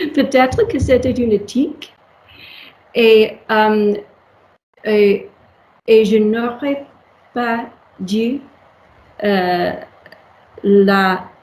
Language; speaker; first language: French; non-native, learner; English